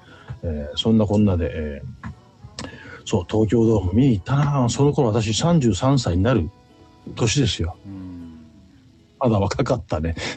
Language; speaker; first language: Japanese; native; Japanese